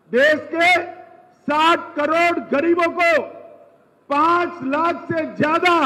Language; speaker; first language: Hindi; non-native, local second language; Gujarati